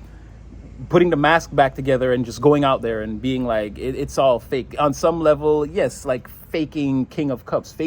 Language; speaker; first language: English; native; English